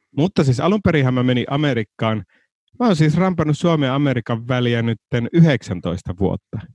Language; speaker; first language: Finnish; native; Finnish